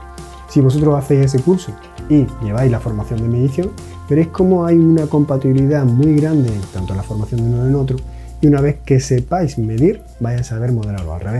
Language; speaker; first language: Spanish; native; Spanish